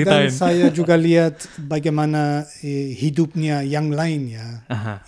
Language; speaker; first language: Indonesian; non-native, learner; German